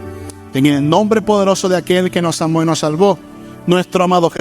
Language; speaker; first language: Spanish; native; Spanish